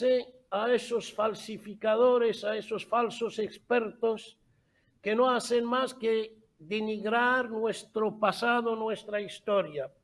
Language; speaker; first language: Spanish; non-native, fluent; Arabic